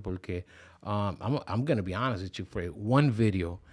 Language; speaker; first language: English; early bilingual, other home language; Spanish